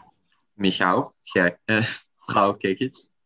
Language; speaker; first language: German; non-native, learner; Serbian